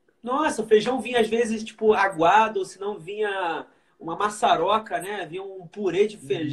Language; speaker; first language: Portuguese; native; Portuguese